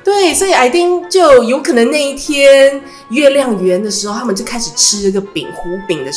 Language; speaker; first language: Chinese; native; Chinese